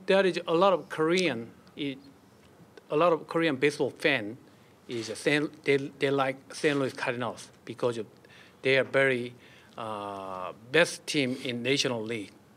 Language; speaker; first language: English; non-native, learner; Korean